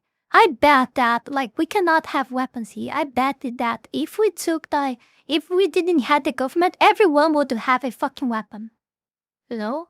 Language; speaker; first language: English; non-native, fluent; Portuguese